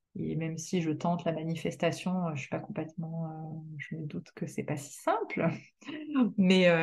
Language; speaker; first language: French; native; French